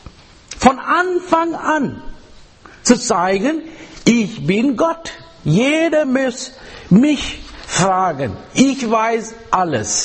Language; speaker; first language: German; non-native, fluent; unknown